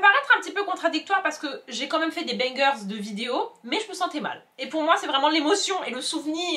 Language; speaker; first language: French; native; French